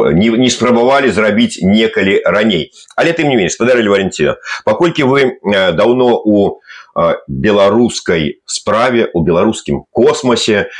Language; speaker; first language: Belarusian; native; Belarusian